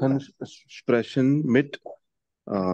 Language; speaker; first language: German; non-native, learner; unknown